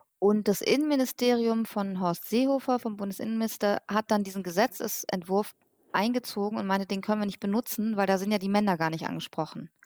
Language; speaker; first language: German; early bilingual, other home language; Persian